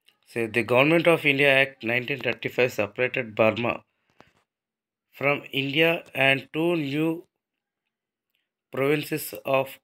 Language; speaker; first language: English; non-native, local second language; Telugu